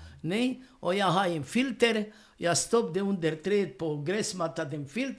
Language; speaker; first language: Swedish; non-native, learner; Romany